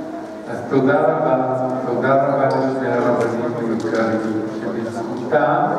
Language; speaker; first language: Hebrew; early bilingual, other home language; Spanish